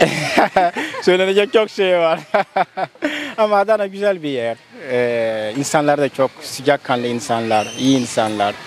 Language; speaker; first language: Turkish; non-native, fluent; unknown